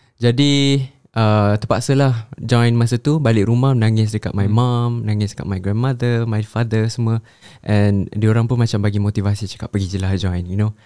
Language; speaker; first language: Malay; native; Malay